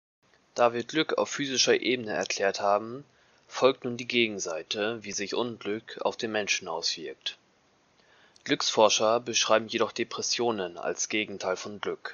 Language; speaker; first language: German; native; German